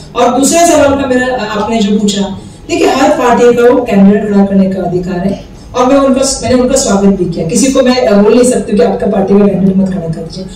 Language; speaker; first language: Hindi; non-native, local second language; Marathi